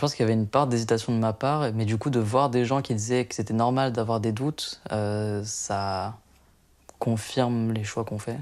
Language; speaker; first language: French; native; French